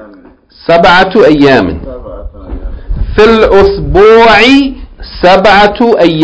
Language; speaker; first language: Arabic; non-native, fluent; English